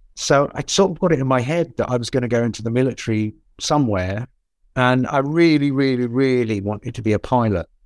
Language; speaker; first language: English; native; English